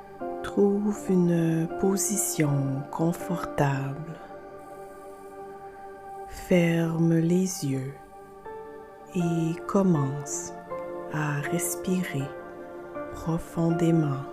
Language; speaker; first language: French; native; French